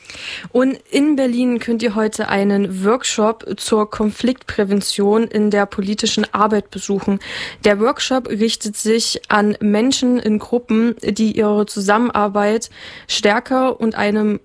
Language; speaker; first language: German; native; German